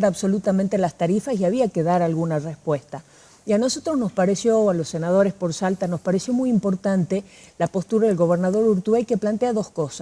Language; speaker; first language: Spanish; native; Spanish